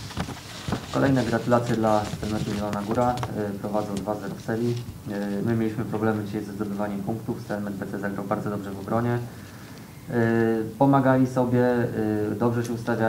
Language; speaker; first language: Polish; non-native, fluent; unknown